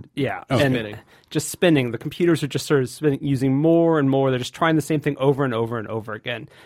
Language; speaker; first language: English; native; English